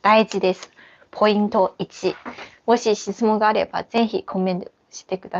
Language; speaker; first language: Japanese; non-native, fluent; Chinese